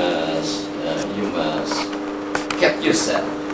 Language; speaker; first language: English; non-native, learner; Indonesian